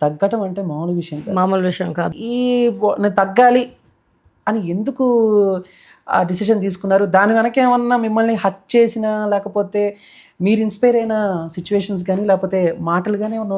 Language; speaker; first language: Telugu; native; Telugu